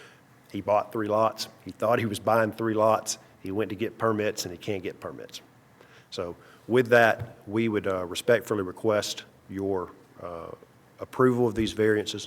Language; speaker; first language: English; native; English